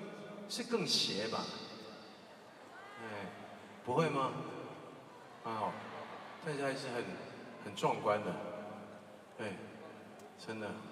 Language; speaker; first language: Chinese; non-native, local second language; Cantonese